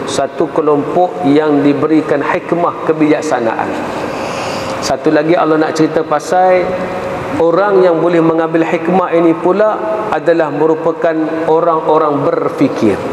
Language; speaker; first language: Malay; native; Malay